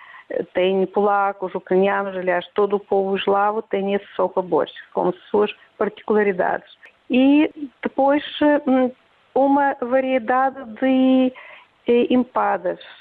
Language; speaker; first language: Portuguese; non-native, fluent; Russian